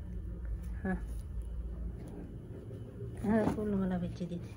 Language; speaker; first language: Arabic; non-native, learner; Bangla